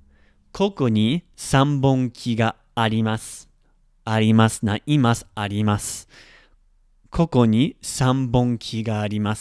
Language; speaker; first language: Japanese; non-native, learner; English